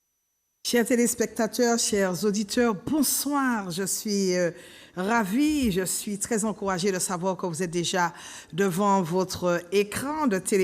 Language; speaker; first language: French; native; French